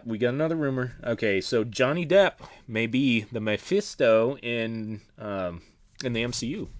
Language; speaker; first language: English; native; English